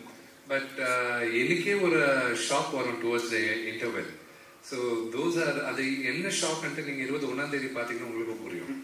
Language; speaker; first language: Tamil; non-native, local second language; Malayalam